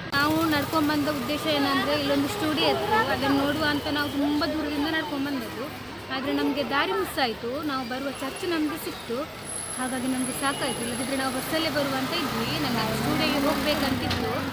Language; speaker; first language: Kannada; non-native, local second language; Tulu